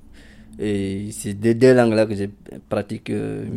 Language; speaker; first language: French; non-native, local second language; Fula